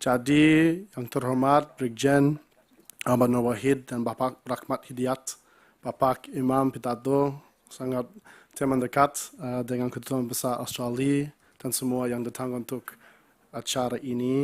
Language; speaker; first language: Indonesian; non-native, learner; English